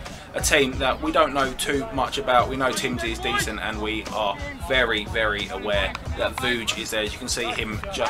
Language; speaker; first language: English; native; English